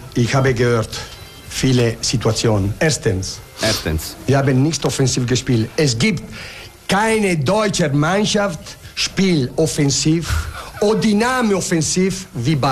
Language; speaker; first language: German; non-native, learner; Italian